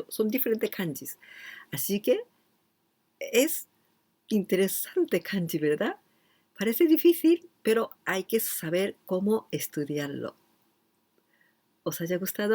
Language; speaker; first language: Spanish; non-native, fluent; Japanese